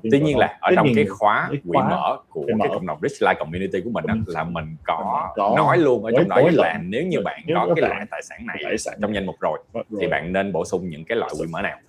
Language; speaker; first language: Vietnamese; native; Vietnamese